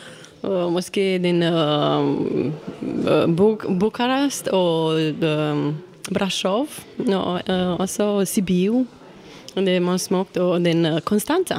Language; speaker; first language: Danish; non-native, learner; Romanian